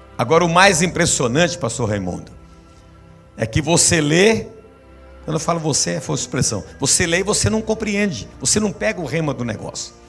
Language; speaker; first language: Portuguese; native; Portuguese